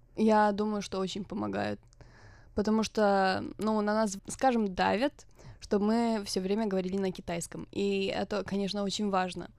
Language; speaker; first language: Russian; non-native, fluent; Romanian